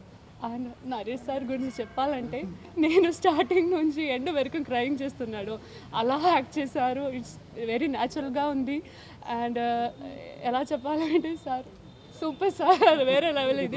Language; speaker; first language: Telugu; non-native, learner; Malayalam